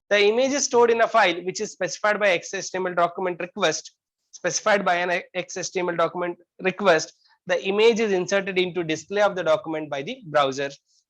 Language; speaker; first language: English; non-native, local second language; Kannada